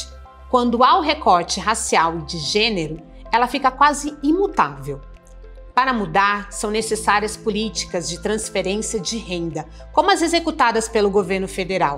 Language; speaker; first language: Portuguese; native; Portuguese